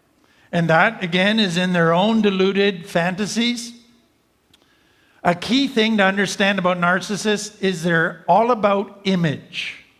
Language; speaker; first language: English; native; English